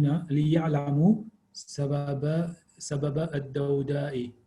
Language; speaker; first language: Arabic; non-native, learner; English